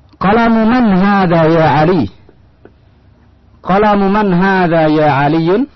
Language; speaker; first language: Arabic; non-native, fluent; Indonesian